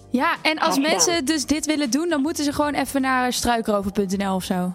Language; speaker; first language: Dutch; native; Dutch